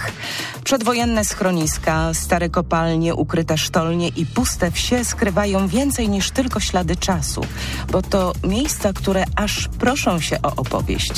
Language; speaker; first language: Polish; native; Polish